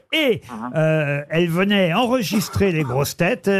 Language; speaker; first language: French; native; French